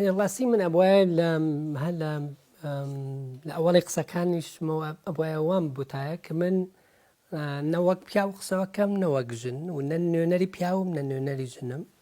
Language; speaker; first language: Central Kurdish; early bilingual, heritage; Central Kurdish